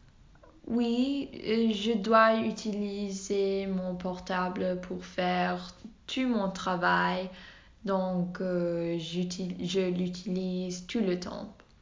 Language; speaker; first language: French; non-native, learner; English